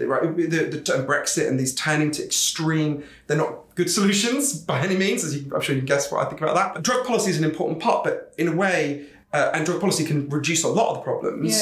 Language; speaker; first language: English; native; English